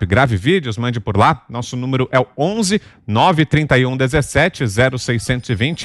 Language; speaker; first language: Portuguese; native; Portuguese